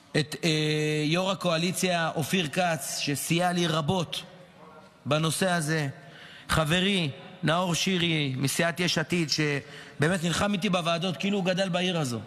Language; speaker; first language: Hebrew; native; Hebrew